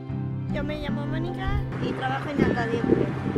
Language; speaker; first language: Spanish; native; Spanish